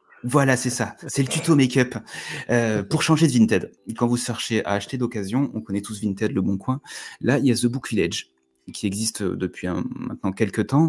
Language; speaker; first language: French; native; French